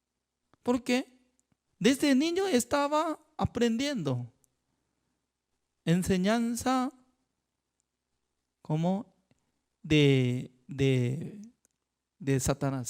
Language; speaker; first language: Spanish; non-native, fluent; Korean